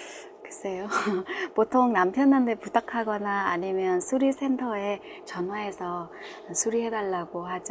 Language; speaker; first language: Korean; non-native, fluent; Vietnamese